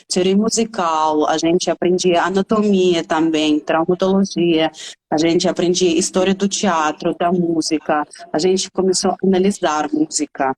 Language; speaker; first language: Portuguese; non-native, fluent; Russian